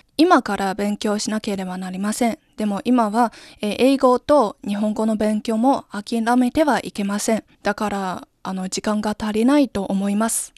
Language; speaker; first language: Japanese; non-native, learner; Chinese